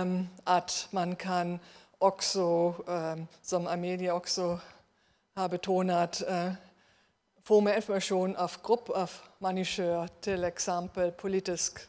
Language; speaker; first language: Swedish; non-native, fluent; German